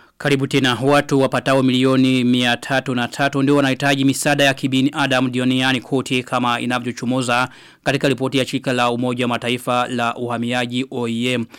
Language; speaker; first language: Swahili; non-native, local second language; Rundi